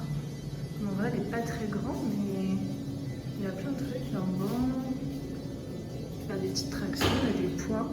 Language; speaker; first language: French; native; French